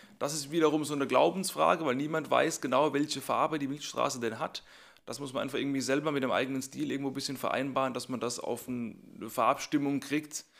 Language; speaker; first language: German; native; German